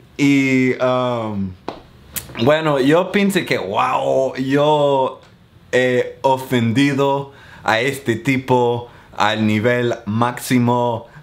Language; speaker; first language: Spanish; non-native, fluent; English